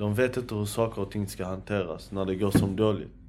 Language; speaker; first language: Swedish; early bilingual, other home language; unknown